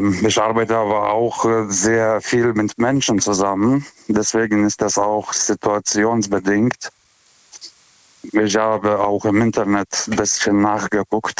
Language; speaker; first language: German; non-native, fluent; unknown